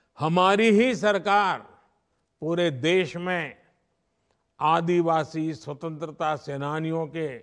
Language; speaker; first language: Hindi; non-native, local second language; Gujarati